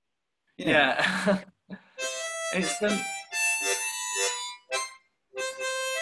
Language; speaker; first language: English; native; English